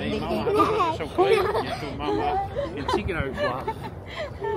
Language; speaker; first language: Dutch; native; Dutch